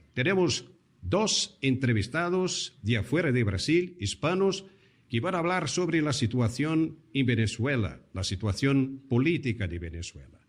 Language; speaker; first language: Spanish; non-native, fluent; Portuguese